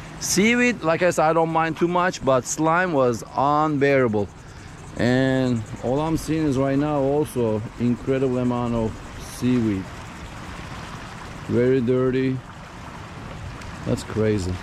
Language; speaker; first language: English; native; English